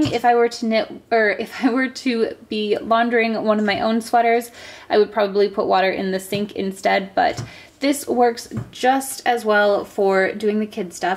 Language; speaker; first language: English; native; English